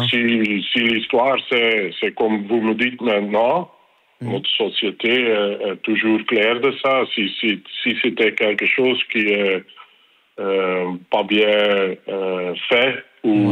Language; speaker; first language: French; non-native, local second language; Dutch